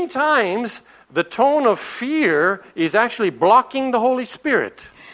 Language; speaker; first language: English; native; English